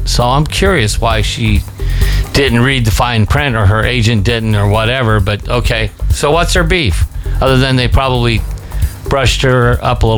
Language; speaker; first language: English; native; English